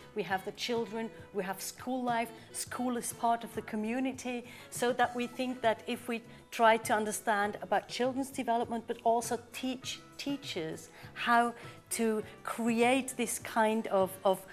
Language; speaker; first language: English; non-native, fluent; German